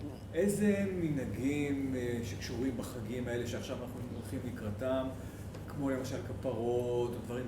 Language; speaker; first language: Hebrew; native; Hebrew